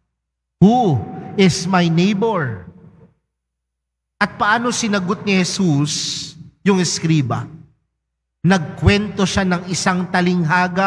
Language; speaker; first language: Filipino; native; Filipino